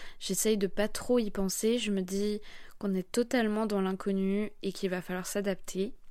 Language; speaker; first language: French; native; French